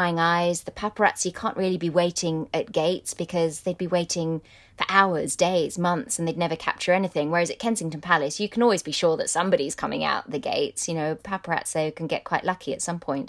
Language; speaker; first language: English; native; English